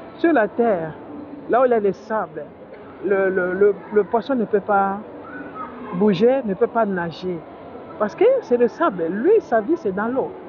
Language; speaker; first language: French; non-native, local second language; Lingala